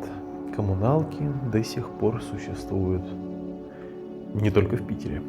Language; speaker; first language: Russian; native; Russian